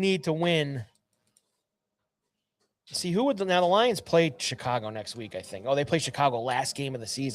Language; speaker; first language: English; native; English